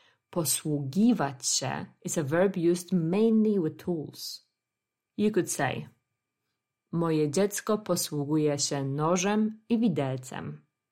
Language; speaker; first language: Polish; native; Polish